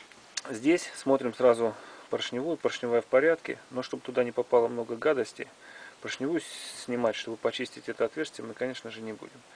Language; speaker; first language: Russian; native; Russian